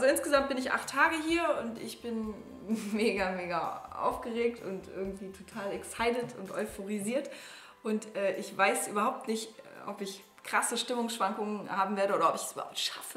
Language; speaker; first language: German; native; German